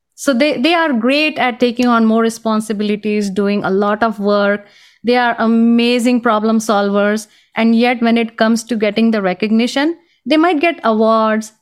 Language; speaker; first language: English; non-native, local second language; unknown